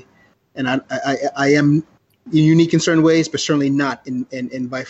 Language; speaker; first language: English; native; English